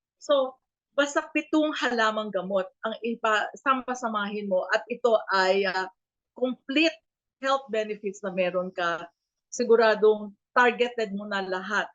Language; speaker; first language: Filipino; native; Filipino